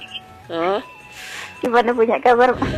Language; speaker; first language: Indonesian; non-native, local second language; Madurese